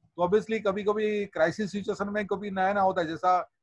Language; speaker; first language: Hindi; non-native, local second language; Odia